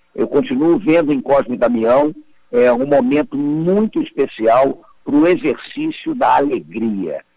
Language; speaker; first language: Portuguese; native; Portuguese